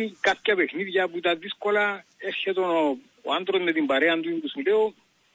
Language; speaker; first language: Greek; native; Greek